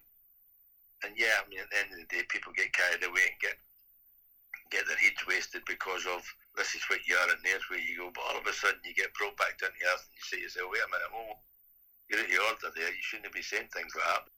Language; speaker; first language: English; native; English